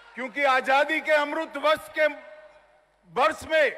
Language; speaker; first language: Hindi; non-native, local second language; Gujarati